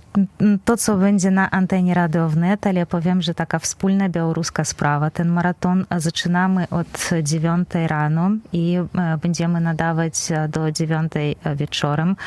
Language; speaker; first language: Polish; non-native, fluent; Belarusian